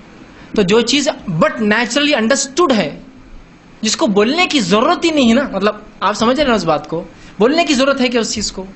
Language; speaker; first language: Urdu; native; Urdu